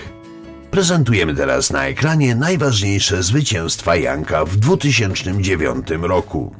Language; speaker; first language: Polish; native; Polish